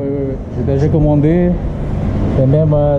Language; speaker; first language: French; non-native, learner; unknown